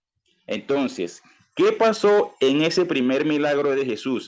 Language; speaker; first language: Spanish; native; Spanish